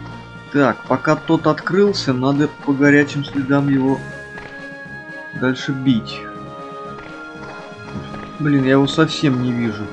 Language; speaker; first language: Russian; native; Russian